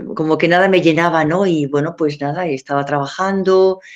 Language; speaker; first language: Spanish; native; Spanish